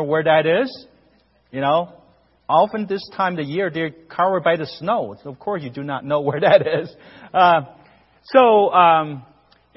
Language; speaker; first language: English; non-native, fluent; Chinese